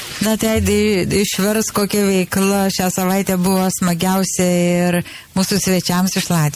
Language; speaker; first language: Lithuanian; native; Lithuanian